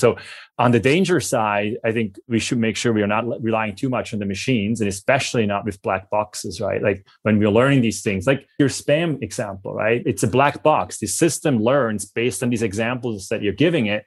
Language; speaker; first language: English; non-native, fluent; German